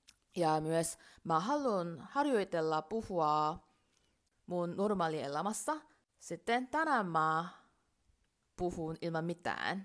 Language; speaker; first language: Finnish; non-native, learner; Korean